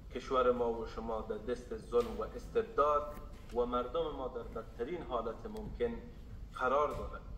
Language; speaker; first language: Persian; native; Persian